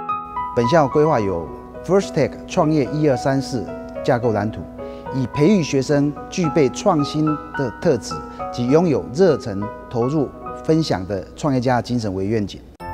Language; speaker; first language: Chinese; native; Chinese